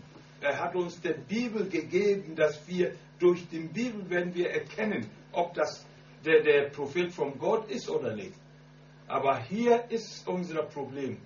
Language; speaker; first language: German; non-native, learner; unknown